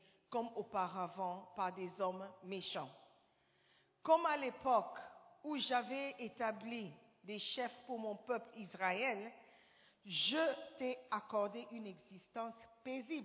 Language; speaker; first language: French; non-native, fluent; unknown